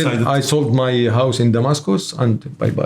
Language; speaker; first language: English; non-native, learner; Arabic